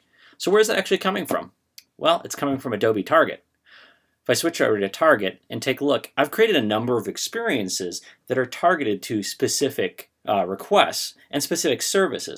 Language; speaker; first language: English; native; English